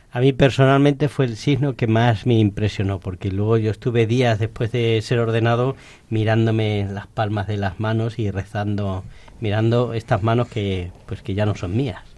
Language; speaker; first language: Spanish; native; Spanish